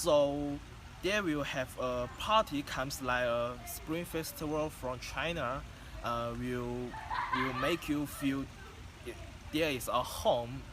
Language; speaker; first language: English; non-native, learner; Chinese